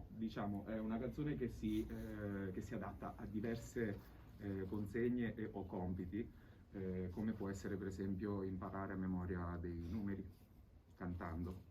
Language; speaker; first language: Italian; native; Italian